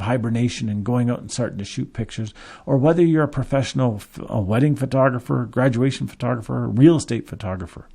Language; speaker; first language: English; native; English